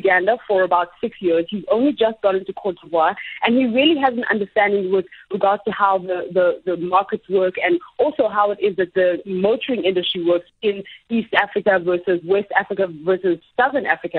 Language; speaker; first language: English; non-native, local second language; Ganda